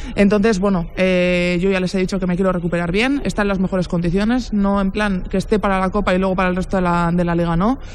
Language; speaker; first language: Spanish; native; Spanish